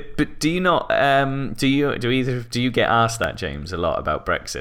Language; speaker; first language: English; native; English